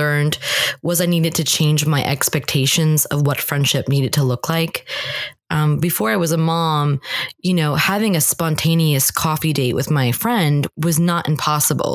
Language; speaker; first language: English; native; English